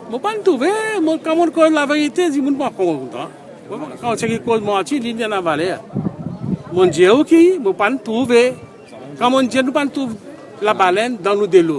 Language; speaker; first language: French; non-native, learner; Morisyen